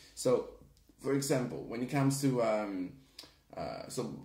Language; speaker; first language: English; non-native, fluent; Italian